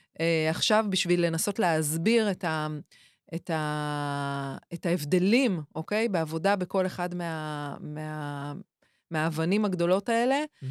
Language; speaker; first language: Hebrew; native; Hebrew